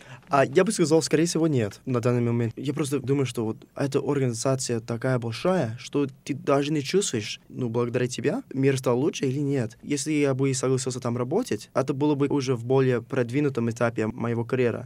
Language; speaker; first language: Russian; non-native, fluent; English